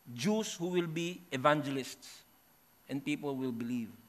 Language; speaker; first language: English; non-native, local second language; Filipino